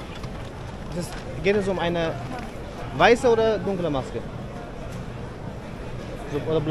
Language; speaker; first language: German; non-native, fluent; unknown